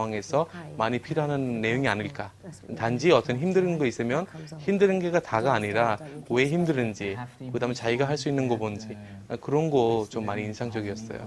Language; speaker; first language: Korean; non-native, fluent; Bangla